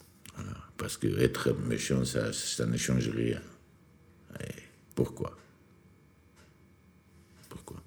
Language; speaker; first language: French; non-native, learner; Georgian